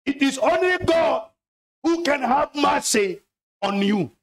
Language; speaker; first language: English; non-native, local second language; Swahili